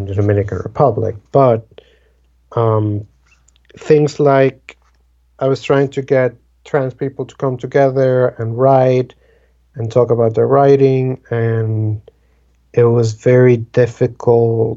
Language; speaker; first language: English; non-native, fluent; Spanish